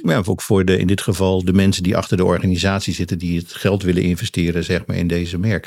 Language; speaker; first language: Dutch; native; Dutch